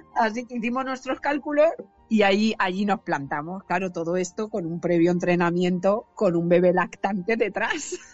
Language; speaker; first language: Spanish; native; Spanish